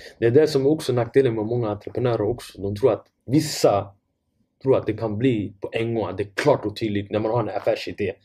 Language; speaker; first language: Swedish; non-native, fluent; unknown